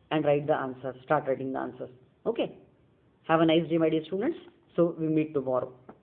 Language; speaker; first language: English; non-native, local second language; Marathi